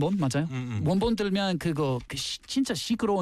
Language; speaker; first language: Korean; non-native, learner; English